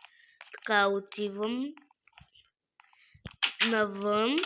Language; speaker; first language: Bulgarian; native; Bulgarian